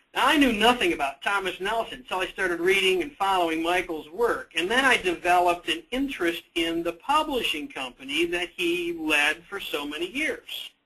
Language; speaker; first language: English; native; English